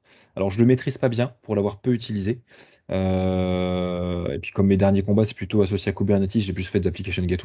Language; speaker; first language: French; native; French